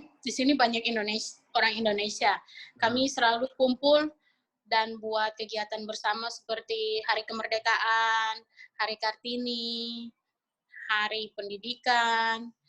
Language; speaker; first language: Indonesian; native; Indonesian